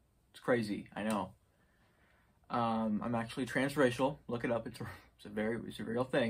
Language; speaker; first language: English; native; English